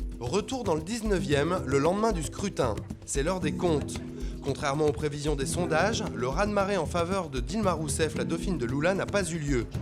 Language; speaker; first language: French; native; French